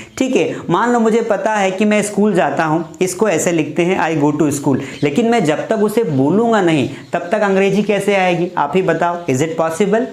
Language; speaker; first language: Hindi; native; Hindi